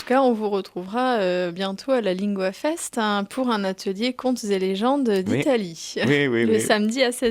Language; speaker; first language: French; native; French